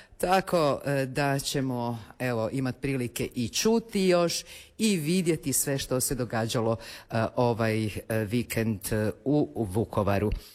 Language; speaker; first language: Croatian; native; Croatian